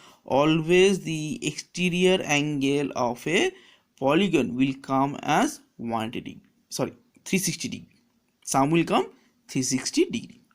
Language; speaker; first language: English; non-native, local second language; Bangla